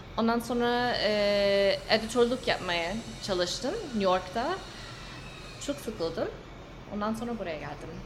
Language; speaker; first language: Turkish; early bilingual, heritage; English